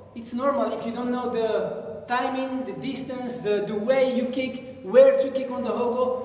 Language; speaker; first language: English; non-native, fluent; French